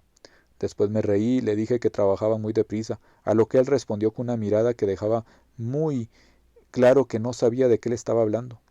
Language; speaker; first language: Spanish; native; Spanish